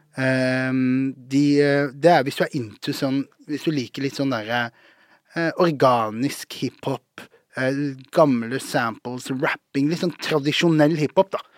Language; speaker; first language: Norwegian; early bilingual, other home language; Somali